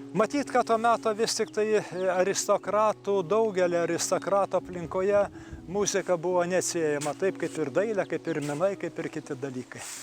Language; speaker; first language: Lithuanian; native; Lithuanian